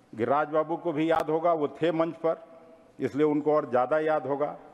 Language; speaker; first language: Hindi; native; Hindi